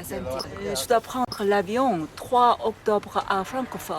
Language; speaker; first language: French; non-native, learner; Korean